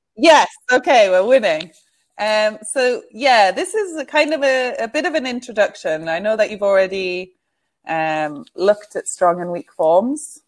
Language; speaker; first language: English; native; English